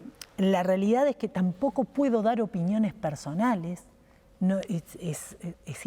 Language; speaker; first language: Spanish; native; Spanish